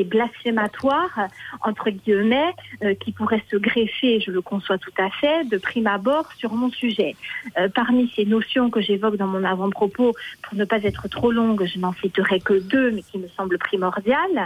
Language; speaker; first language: French; native; French